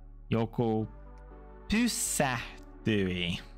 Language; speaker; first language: Finnish; non-native, learner; English